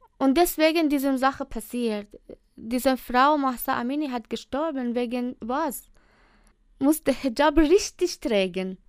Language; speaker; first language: German; non-native, learner; Persian